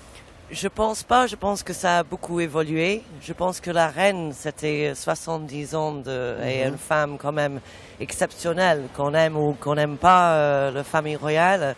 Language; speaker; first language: French; non-native, fluent; English